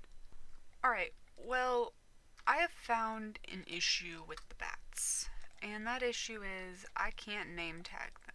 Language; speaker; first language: English; native; English